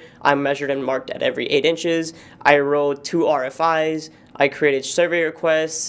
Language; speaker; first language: English; native; English